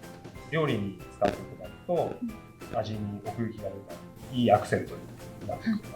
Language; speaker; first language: Japanese; native; Japanese